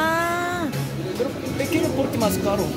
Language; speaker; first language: Spanish; non-native, learner; Korean